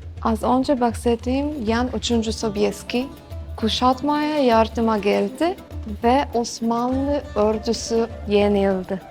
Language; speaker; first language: Turkish; non-native, learner; Polish